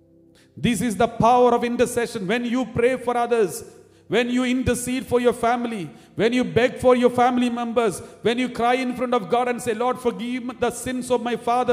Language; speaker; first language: English; non-native, local second language; Malayalam